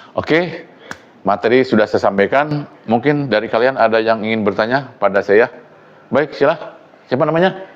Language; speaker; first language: Indonesian; non-native, local second language; Sundanese